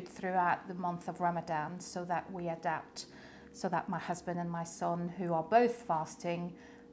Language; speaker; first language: English; non-native, fluent; French